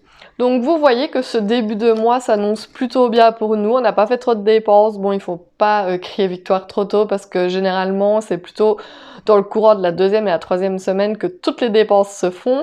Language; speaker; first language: French; native; French